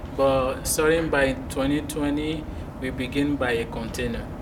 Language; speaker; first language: English; non-native, fluent; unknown